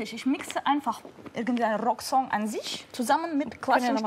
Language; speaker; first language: German; non-native, fluent; Russian